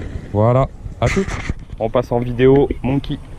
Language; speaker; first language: French; native; French